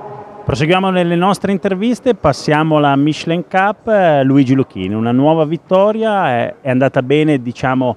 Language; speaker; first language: Italian; native; Italian